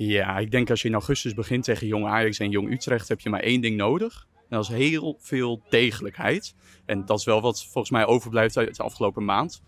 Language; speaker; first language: Dutch; native; Dutch